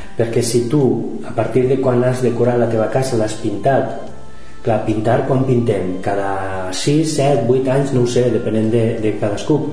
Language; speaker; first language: Catalan; non-native, local second language; Spanish